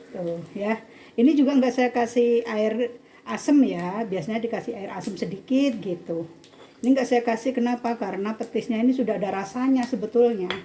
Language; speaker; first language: Indonesian; native; Indonesian